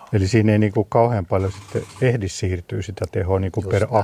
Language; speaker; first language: Finnish; native; Finnish